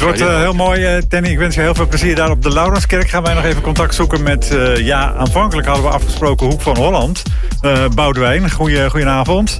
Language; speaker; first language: Dutch; native; Dutch